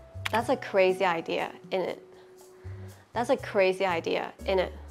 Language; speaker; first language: English; non-native, local second language; Cantonese